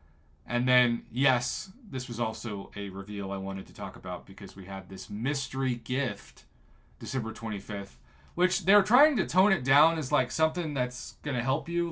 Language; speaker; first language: English; native; English